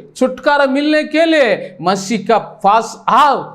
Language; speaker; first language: Hindi; non-native, local second language; Telugu